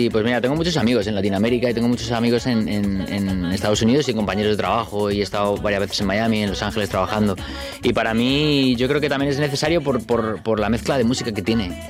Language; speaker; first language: Spanish; native; Spanish